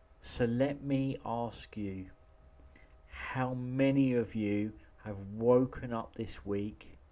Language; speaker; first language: English; native; English